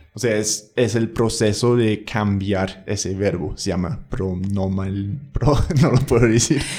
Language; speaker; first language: Spanish; non-native, fluent; English